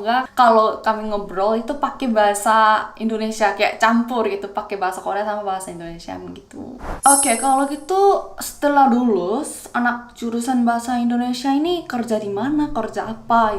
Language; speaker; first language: Indonesian; non-native, fluent; Korean